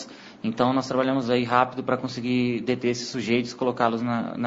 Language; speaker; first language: Portuguese; native; Portuguese